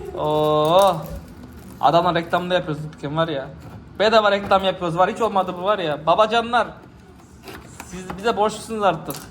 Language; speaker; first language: Turkish; native; Turkish